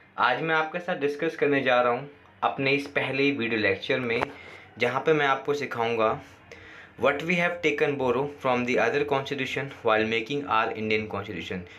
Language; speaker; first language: Hindi; native; Hindi